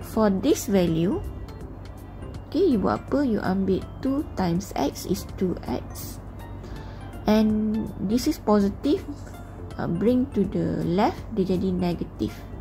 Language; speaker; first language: English; non-native, local second language; Malay